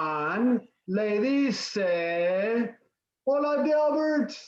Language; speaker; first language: Spanish; non-native, fluent; English